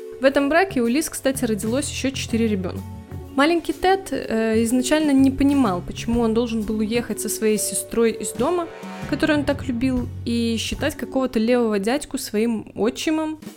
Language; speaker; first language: Russian; native; Russian